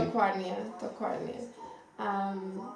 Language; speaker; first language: Polish; non-native, learner; Xhosa